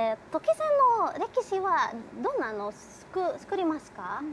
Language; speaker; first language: Japanese; non-native, learner; Indonesian